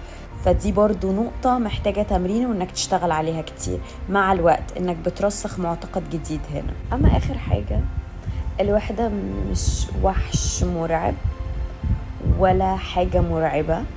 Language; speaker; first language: Arabic; native; Arabic